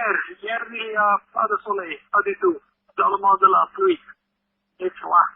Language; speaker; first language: French; non-native, local second language; Dutch